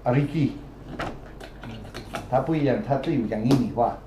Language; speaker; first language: Chinese; early bilingual, heritage; Chinese